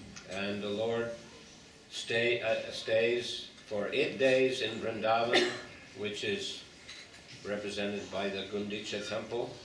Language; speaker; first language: English; native; English